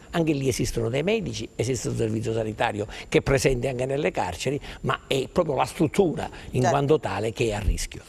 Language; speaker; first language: Italian; native; Italian